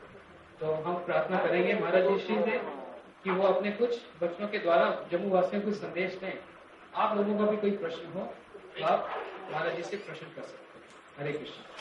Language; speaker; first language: Hindi; native; Hindi